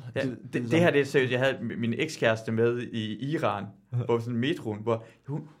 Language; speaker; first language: Danish; non-native, fluent; Persian